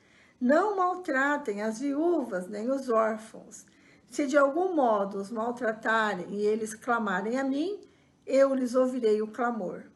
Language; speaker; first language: Portuguese; native; Portuguese